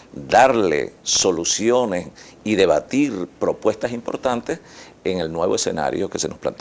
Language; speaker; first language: Spanish; native; Spanish